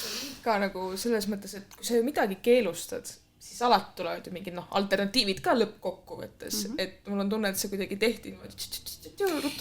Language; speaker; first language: Estonian; native; Estonian